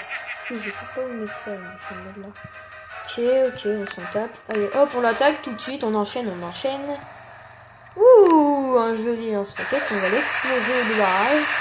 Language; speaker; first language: French; native; French